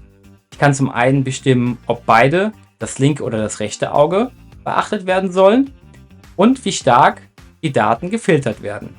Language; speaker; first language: German; native; German